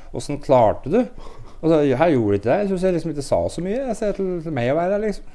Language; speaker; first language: Norwegian; native; Norwegian